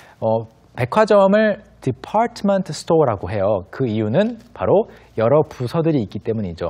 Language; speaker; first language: Korean; native; Korean